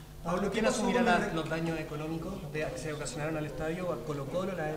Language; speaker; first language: Spanish; native; Spanish